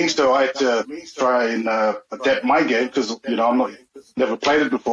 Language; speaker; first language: English; native; English